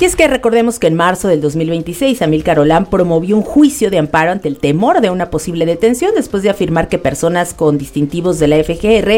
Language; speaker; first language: Spanish; native; Spanish